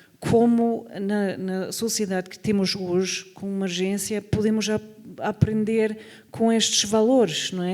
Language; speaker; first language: Portuguese; non-native, fluent; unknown